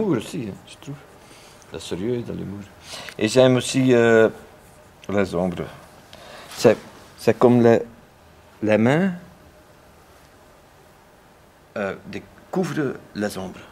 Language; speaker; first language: French; non-native, local second language; Dutch